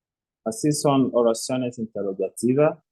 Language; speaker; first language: Spanish; non-native, fluent; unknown